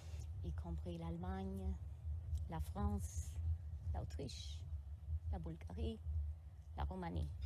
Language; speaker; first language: French; non-native, local second language; English